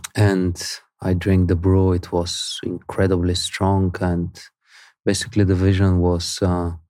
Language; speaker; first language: English; non-native, fluent; Spanish